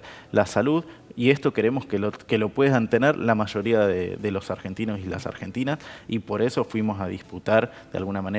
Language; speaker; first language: Spanish; native; Spanish